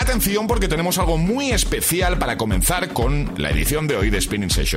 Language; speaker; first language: Spanish; native; Spanish